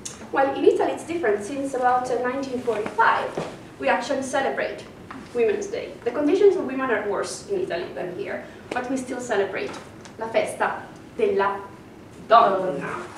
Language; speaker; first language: English; non-native, fluent; Italian